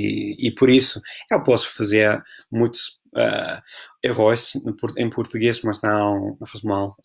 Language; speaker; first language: Portuguese; non-native, fluent; English